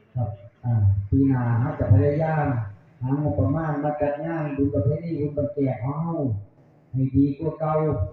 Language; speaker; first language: Thai; native; Thai